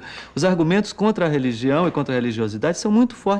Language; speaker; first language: Portuguese; native; Portuguese